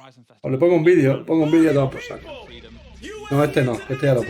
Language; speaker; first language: Spanish; native; Spanish